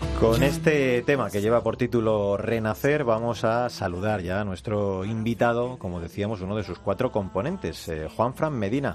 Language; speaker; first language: Spanish; native; Spanish